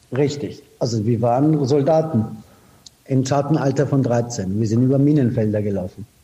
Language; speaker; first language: German; non-native, fluent; Persian